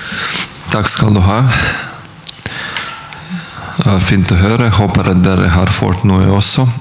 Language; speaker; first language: Norwegian; non-native, fluent; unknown